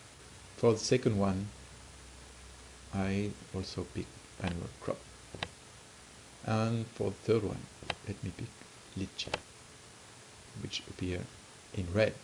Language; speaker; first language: English; non-native, fluent; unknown